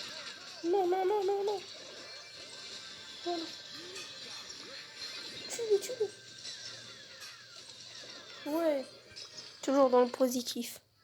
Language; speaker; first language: French; native; French